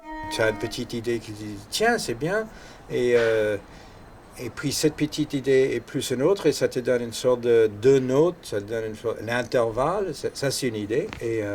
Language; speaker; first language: French; non-native, fluent; English